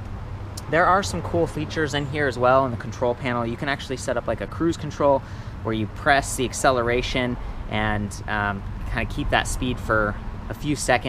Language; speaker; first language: English; native; English